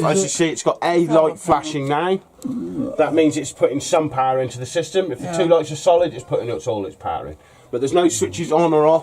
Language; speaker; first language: English; native; English